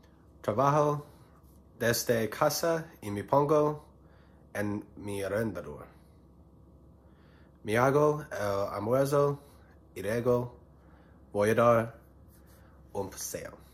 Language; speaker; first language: Spanish; non-native, learner; English